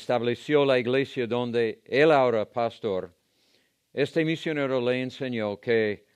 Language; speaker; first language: Spanish; non-native, fluent; English